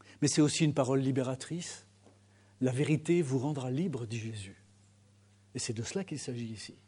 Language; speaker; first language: French; native; French